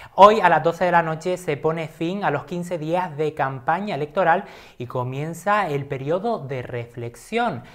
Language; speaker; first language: Spanish; native; Spanish